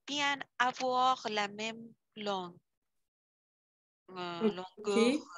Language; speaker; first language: French; non-native, learner; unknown